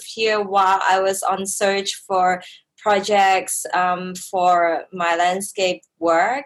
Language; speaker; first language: English; native; English